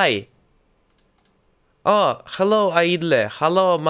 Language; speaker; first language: English; non-native, fluent; Russian